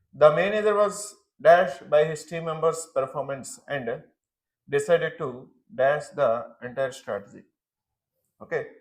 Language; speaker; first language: English; non-native, local second language; Telugu